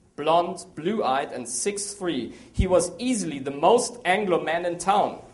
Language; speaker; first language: English; non-native, fluent; German